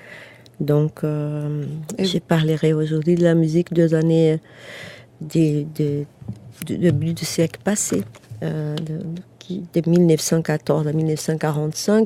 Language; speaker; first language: French; non-native, fluent; Portuguese